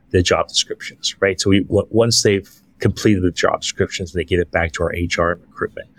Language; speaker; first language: English; native; English